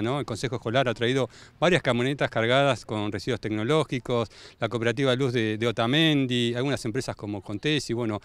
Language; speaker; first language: Spanish; native; Spanish